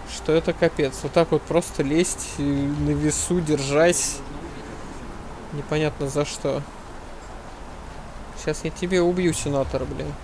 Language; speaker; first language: Russian; native; Russian